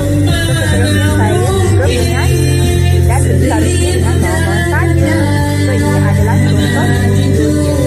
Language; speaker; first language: Malay; native; Malay